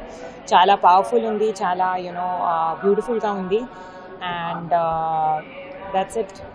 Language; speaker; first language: Telugu; non-native, learner; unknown